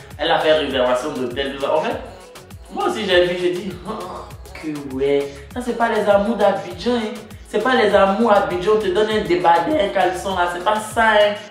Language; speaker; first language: French; native; French